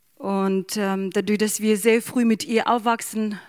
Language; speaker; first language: German; non-native, fluent; Ukrainian